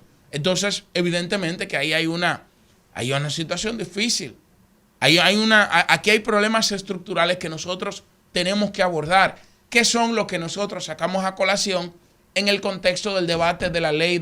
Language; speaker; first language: Spanish; native; Spanish